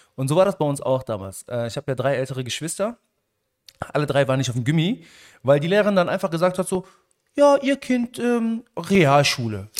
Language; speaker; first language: German; early bilingual, other home language; Arabic